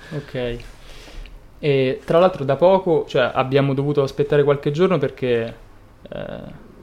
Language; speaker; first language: Italian; native; Italian